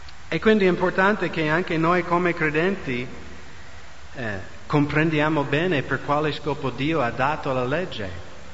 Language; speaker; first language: Italian; non-native, fluent; English